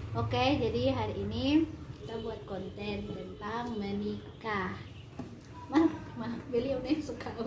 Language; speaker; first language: Indonesian; native; Indonesian